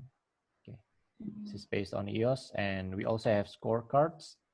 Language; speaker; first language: English; non-native, fluent; Indonesian